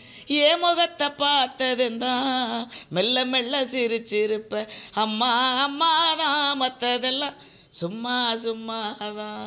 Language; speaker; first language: Tamil; native; Tamil